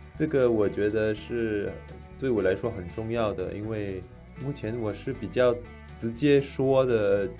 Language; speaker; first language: Chinese; non-native, fluent; French